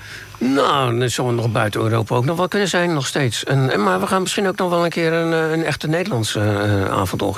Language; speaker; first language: Dutch; native; Dutch